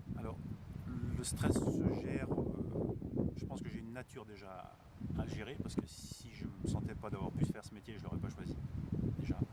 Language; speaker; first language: French; native; French